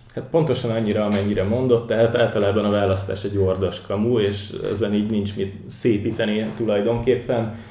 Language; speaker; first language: Hungarian; native; Hungarian